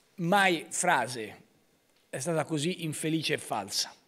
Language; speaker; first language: Italian; native; Italian